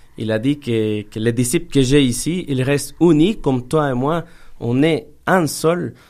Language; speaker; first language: French; non-native, fluent; Spanish